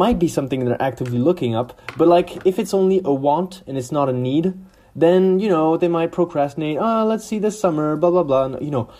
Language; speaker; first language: English; non-native, fluent; French